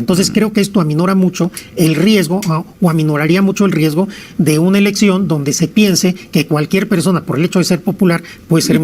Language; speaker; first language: Spanish; native; Spanish